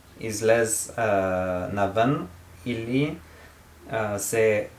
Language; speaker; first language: Bulgarian; non-native, learner; English